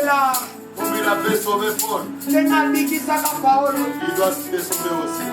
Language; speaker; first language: French; non-native, local second language; Lingala